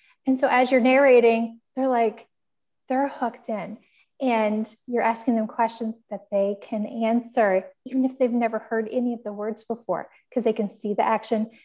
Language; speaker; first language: English; native; English